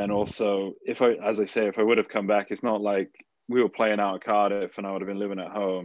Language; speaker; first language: English; native; English